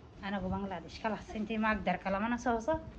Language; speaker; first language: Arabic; non-native, learner; Bangla